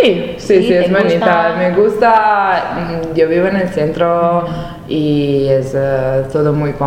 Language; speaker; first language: Spanish; non-native, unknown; Italian